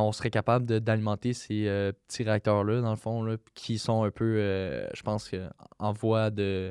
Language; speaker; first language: French; native; French